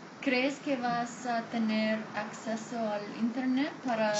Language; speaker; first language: Spanish; non-native, fluent; English